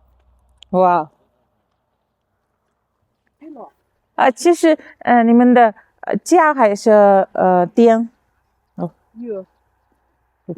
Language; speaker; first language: Chinese; non-native, learner; Tamil